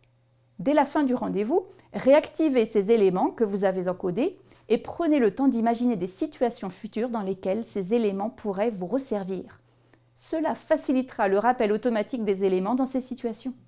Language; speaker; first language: French; native; French